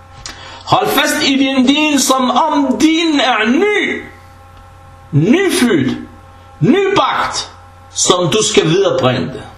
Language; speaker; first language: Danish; early bilingual, other home language; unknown